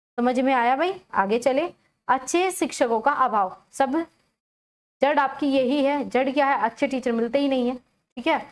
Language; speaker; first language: Hindi; native; Hindi